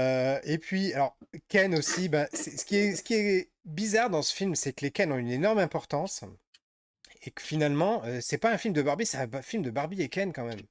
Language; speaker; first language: French; native; French